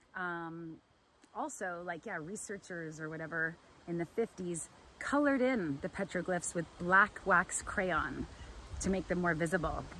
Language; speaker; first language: English; native; English